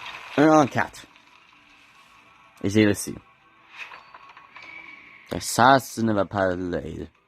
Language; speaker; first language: French; non-native, learner; English